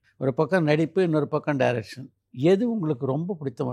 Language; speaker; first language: Tamil; native; Tamil